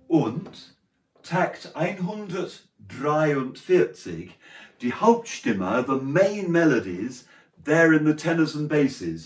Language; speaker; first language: German; non-native, learner; English